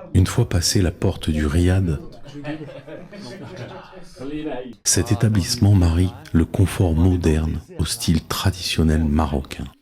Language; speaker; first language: French; native; French